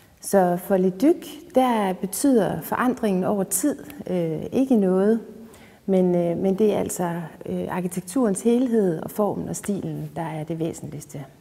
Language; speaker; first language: Danish; native; Danish